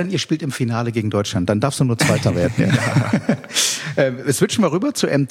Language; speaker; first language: German; native; German